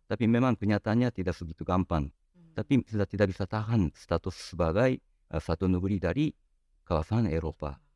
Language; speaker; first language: Indonesian; non-native, fluent; Japanese